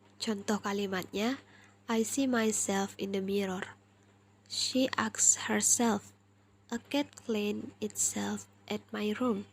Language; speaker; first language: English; non-native, learner; Indonesian